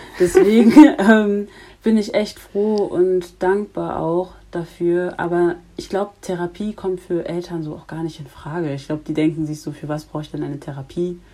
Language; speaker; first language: German; early bilingual, other home language; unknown